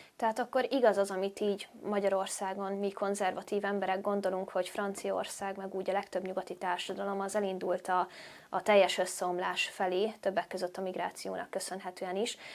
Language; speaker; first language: Hungarian; native; Hungarian